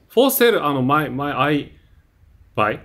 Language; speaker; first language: English; non-native, learner; Japanese